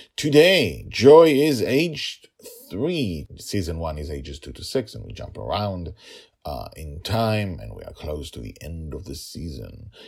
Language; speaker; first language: English; non-native, fluent; Hebrew